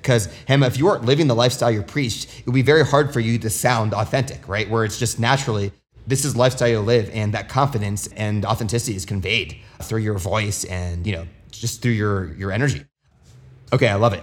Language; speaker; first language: English; native; English